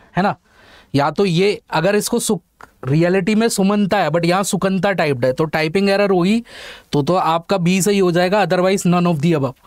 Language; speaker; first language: Hindi; native; Hindi